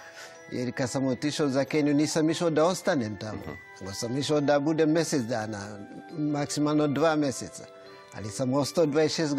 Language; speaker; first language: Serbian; non-native, fluent; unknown